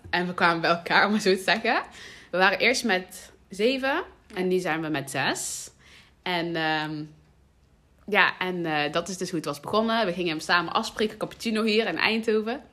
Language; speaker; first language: Dutch; early bilingual, other home language; Somali